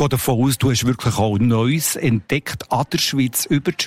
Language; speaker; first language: German; native; German